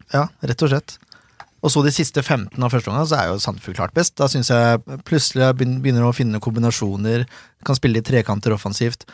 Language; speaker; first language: Norwegian; native; Norwegian